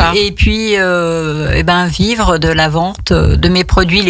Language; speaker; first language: French; native; French